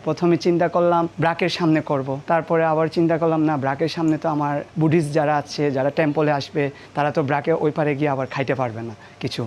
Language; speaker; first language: Bangla; non-native, local second language; Marma